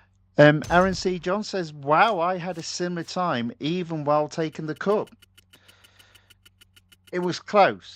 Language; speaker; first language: English; native; English